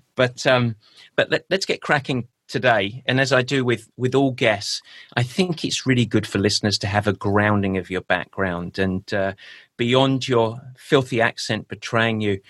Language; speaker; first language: English; native; English